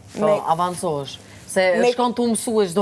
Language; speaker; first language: Albanian; native; Albanian